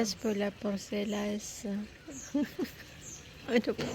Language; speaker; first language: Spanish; non-native, learner; Filipino